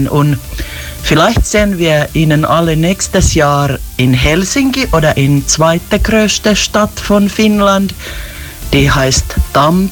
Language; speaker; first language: German; non-native, learner; Finnish